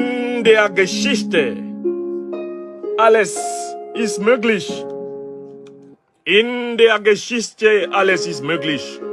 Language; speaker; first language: German; non-native, learner; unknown